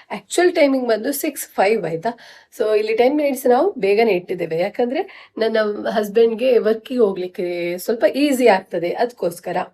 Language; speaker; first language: Kannada; non-native, local second language; Tulu